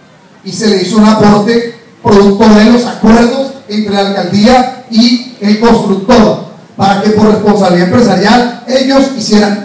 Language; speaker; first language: Spanish; native; Spanish